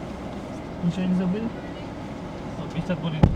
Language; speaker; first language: Russian; non-native, local second language; Uzbek